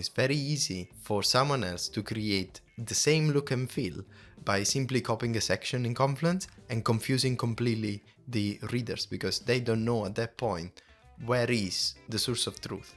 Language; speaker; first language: English; non-native, fluent; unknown